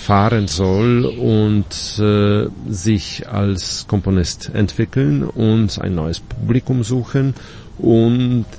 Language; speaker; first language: German; non-native, fluent; Polish